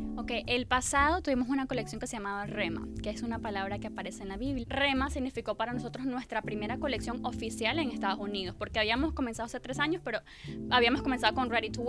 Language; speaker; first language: Spanish; native; Spanish